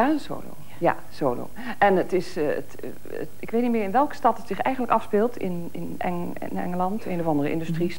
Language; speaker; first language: Dutch; native; Dutch